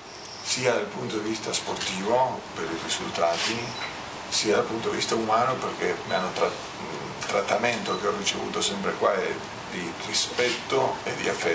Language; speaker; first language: Italian; non-native, fluent; Spanish